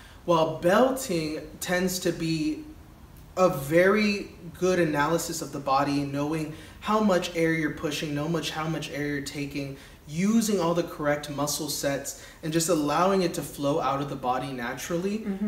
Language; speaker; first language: English; native; English